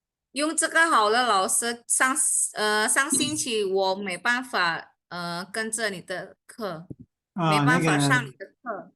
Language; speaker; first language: Chinese; non-native, learner; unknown